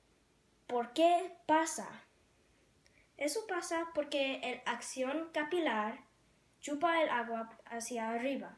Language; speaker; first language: Spanish; non-native, learner; English